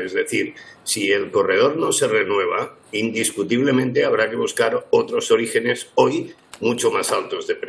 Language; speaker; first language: Spanish; native; Spanish